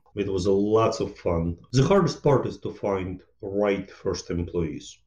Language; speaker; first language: English; non-native, fluent; Ukrainian